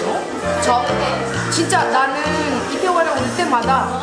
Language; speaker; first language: Korean; non-native, learner; Portuguese